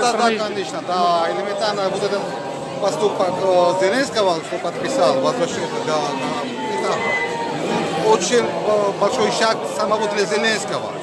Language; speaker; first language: Russian; non-native, fluent; Georgian